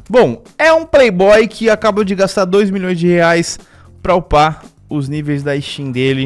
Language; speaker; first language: Portuguese; native; Portuguese